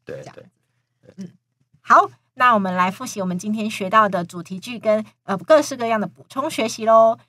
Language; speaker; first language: Chinese; native; Chinese